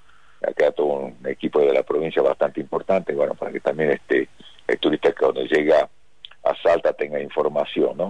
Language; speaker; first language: Spanish; native; Spanish